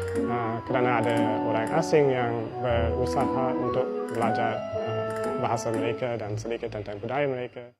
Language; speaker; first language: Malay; non-native, fluent; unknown